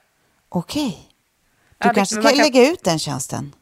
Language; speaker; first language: Swedish; native; Swedish